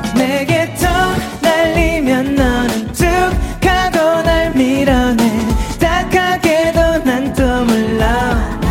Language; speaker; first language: Korean; native; Korean